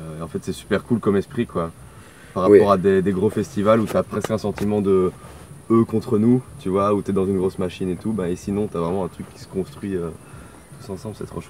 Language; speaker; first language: French; native; French